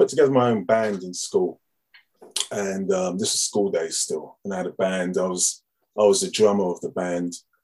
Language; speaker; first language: English; native; English